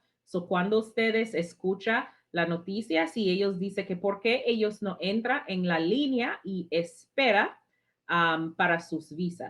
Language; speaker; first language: Spanish; non-native, fluent; English